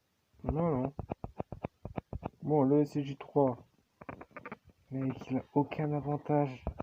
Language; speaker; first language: French; native; French